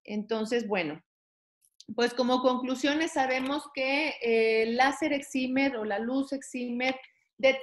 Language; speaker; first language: Spanish; native; Spanish